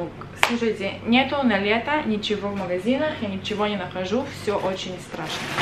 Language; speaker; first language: Russian; early bilingual, other home language; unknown